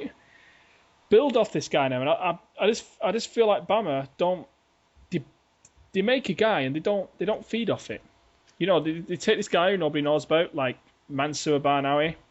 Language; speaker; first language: English; native; English